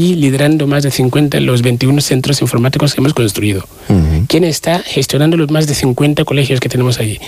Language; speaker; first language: Spanish; non-native, fluent; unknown